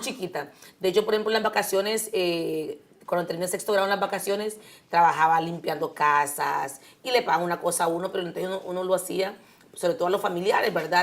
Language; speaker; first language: Spanish; native; Spanish